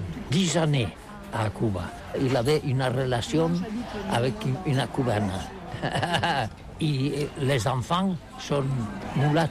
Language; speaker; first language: French; non-native, learner; Catalan